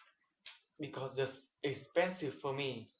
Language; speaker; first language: English; non-native, learner; Vietnamese